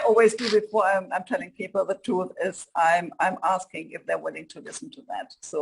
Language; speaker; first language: English; non-native, fluent; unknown